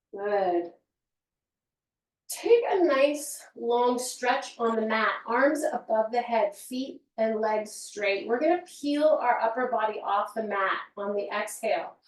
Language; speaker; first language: English; native; English